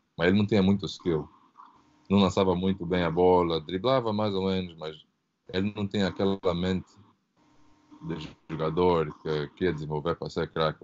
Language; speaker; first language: Portuguese; early bilingual, heritage; Portuguese